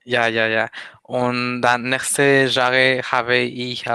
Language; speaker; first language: German; non-native, learner; Spanish